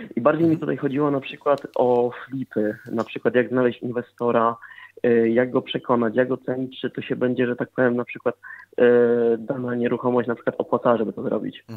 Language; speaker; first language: Polish; native; Polish